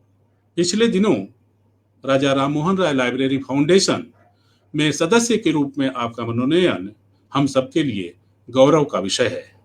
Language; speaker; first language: Hindi; native; Hindi